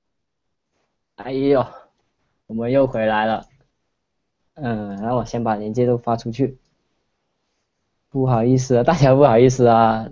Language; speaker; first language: Chinese; non-native, local second language; Cantonese